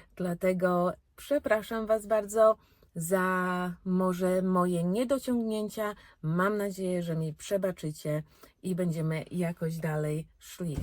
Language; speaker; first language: Polish; early bilingual, heritage; Polish